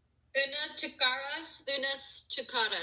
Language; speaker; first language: Spanish; non-native, learner; English